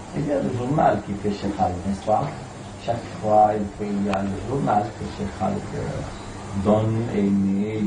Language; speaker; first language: French; non-native, fluent; Arabic